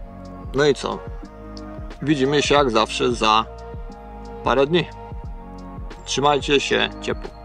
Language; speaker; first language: Polish; native; Polish